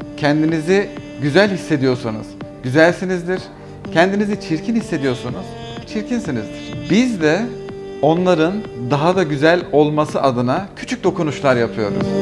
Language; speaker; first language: Turkish; early bilingual, heritage; Turkish